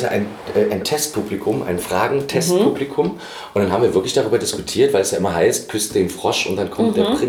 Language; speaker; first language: German; native; German